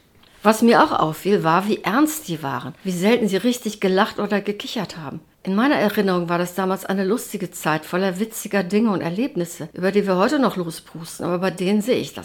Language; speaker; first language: German; native; German